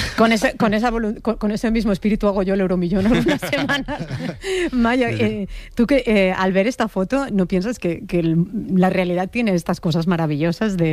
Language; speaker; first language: Spanish; native; Spanish